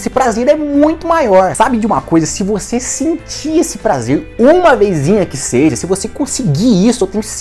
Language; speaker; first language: Portuguese; native; Portuguese